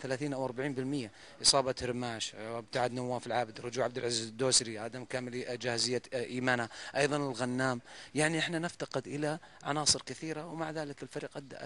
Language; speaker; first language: Arabic; native; Arabic